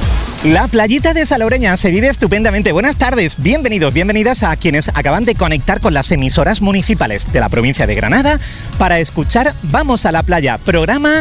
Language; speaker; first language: Spanish; native; Spanish